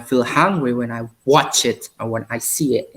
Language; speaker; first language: English; non-native, learner; Indonesian